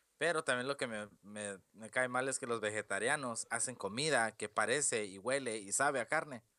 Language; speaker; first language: Spanish; early bilingual, heritage; Spanish